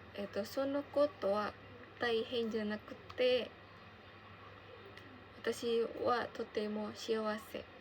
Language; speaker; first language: Japanese; non-native, learner; Indonesian